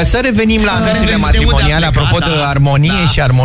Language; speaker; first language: Romanian; native; Romanian